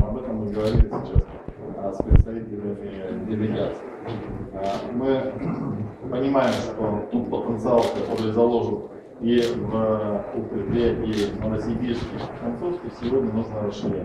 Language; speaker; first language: Russian; native; Russian